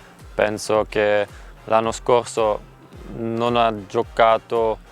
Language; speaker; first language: Italian; non-native, learner; Dutch